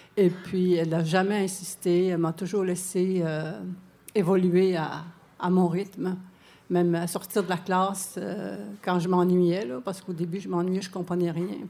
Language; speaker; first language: French; non-native, local second language; Cree